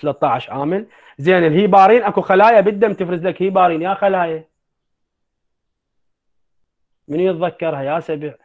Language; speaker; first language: Arabic; native; Arabic